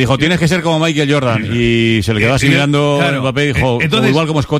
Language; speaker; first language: Spanish; native; Spanish